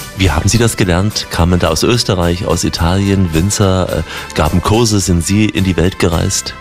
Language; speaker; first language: German; native; German